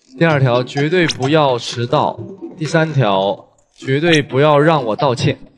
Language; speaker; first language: Chinese; non-native, local second language; Cantonese